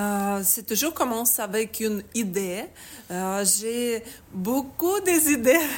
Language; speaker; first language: French; non-native, learner; Ukrainian